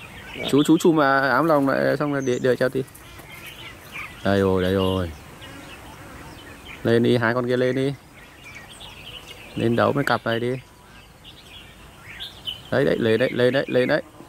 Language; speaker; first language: Vietnamese; native; Vietnamese